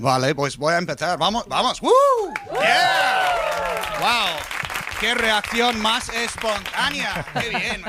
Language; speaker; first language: Spanish; non-native, fluent; English